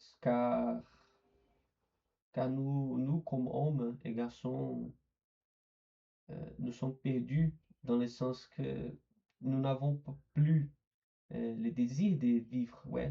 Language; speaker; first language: French; non-native, learner; Portuguese